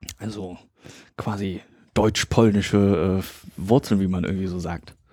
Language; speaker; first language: German; native; German